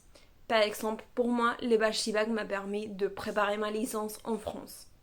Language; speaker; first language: French; non-native, fluent; Spanish